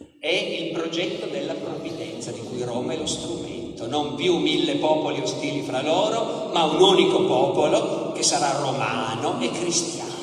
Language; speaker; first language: Italian; native; Italian